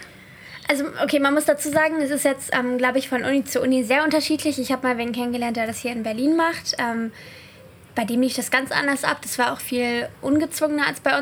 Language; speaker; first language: German; native; German